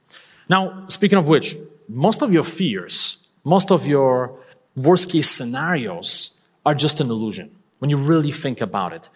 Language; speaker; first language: English; non-native, fluent; Polish